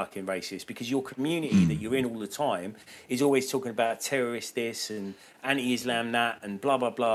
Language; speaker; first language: English; native; English